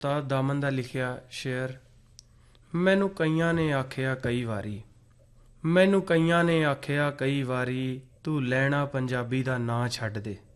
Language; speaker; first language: Punjabi; native; Punjabi